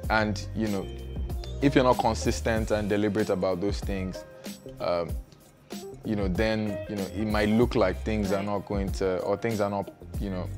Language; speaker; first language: English; non-native, local second language; Yoruba